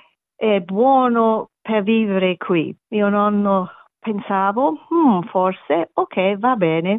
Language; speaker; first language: Italian; non-native, learner; English